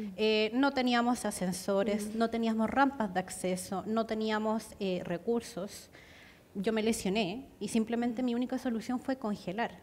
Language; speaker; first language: Spanish; native; Spanish